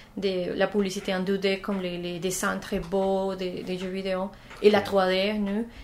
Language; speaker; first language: French; non-native, fluent; Spanish